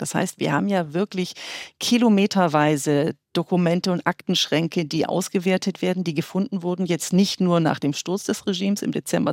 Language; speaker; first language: German; native; German